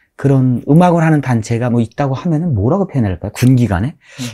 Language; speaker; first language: Korean; native; Korean